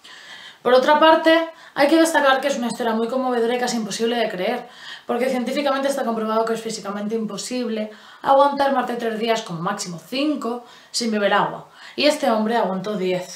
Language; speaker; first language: Spanish; native; Spanish